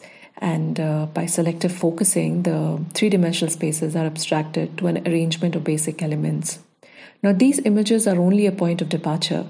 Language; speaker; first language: English; non-native, local second language; Hindi